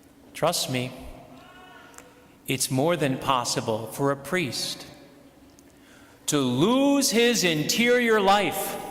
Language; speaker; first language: English; native; English